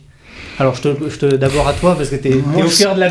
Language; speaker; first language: French; native; French